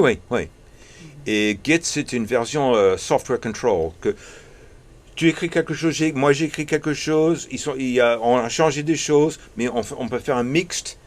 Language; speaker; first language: French; early bilingual, heritage; English